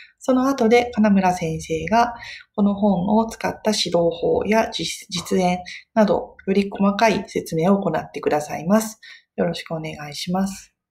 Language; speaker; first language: Japanese; native; Japanese